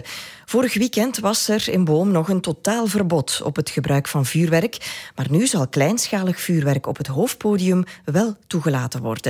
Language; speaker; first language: Dutch; native; Dutch